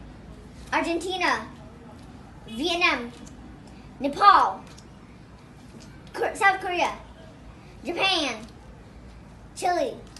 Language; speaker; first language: English; non-native, local second language; Mizo